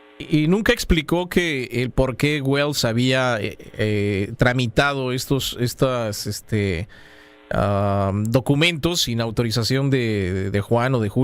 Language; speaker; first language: Spanish; native; Spanish